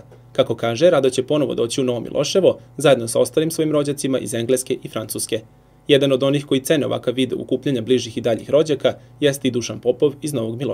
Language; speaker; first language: Serbian; native; Serbian